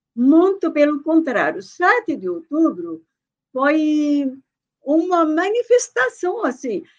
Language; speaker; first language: Portuguese; early bilingual, other home language; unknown